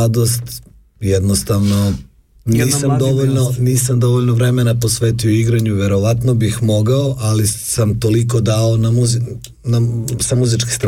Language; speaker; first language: Serbian; native; Serbian